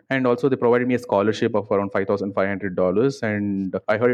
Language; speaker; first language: English; non-native, local second language; Kannada